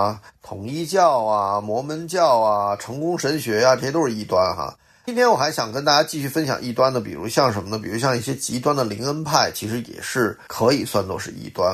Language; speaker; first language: Chinese; native; Chinese